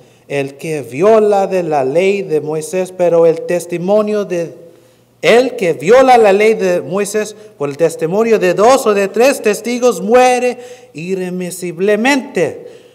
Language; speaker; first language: Spanish; non-native, fluent; English